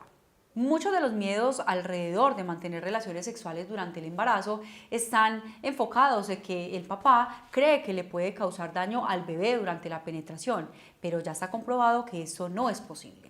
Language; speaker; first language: Spanish; native; Spanish